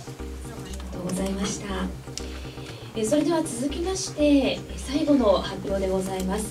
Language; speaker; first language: Japanese; native; Japanese